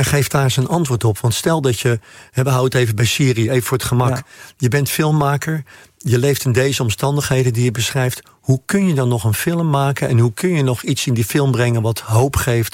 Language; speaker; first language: Dutch; native; Dutch